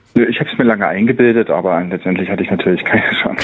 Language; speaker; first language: German; native; German